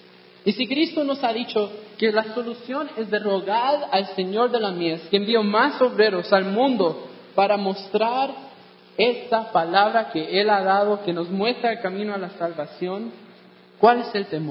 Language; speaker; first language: Spanish; non-native, fluent; English